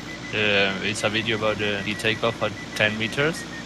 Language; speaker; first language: English; non-native, fluent; Spanish